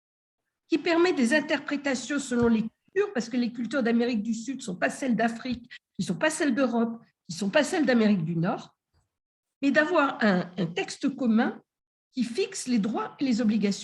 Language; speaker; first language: French; native; French